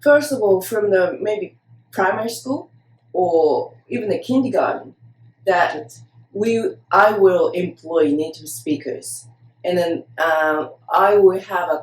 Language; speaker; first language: English; non-native, fluent; Japanese